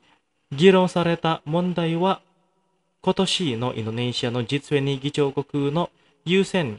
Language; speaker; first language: Japanese; non-native, fluent; Indonesian